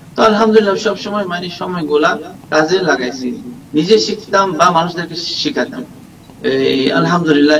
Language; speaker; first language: Bangla; early bilingual, heritage; Bangla